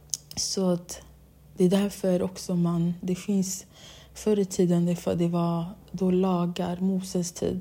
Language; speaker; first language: Swedish; non-native, local second language; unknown